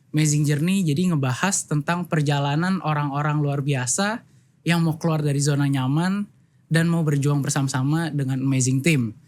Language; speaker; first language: Indonesian; native; Indonesian